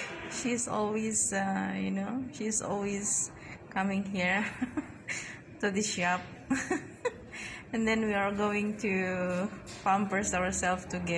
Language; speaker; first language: English; non-native, local second language; Filipino